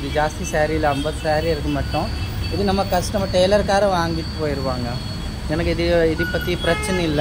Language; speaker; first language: Tamil; non-native, local second language; Hindi